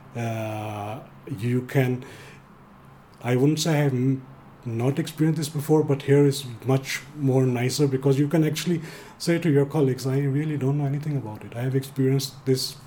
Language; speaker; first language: English; non-native, fluent; Danish